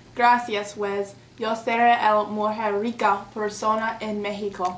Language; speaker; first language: Spanish; non-native, learner; English